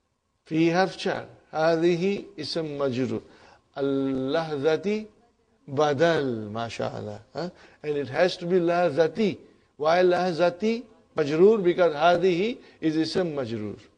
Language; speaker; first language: Arabic; non-native, fluent; Urdu